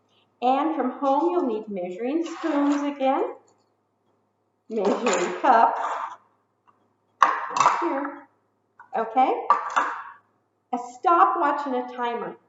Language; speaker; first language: English; native; English